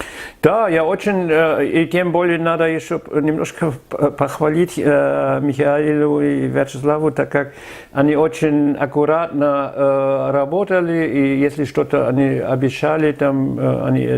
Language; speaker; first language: Russian; non-native, fluent; German